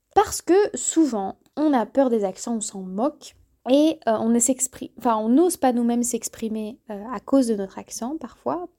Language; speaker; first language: French; native; French